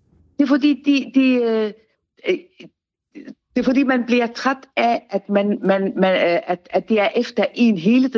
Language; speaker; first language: Danish; non-native, learner; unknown